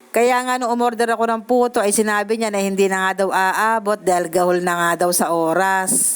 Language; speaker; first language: Filipino; native; Filipino